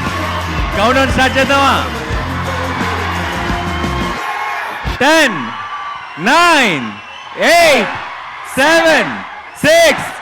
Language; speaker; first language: Telugu; native; Telugu